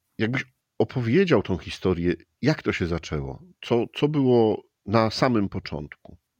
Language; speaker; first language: Polish; native; Polish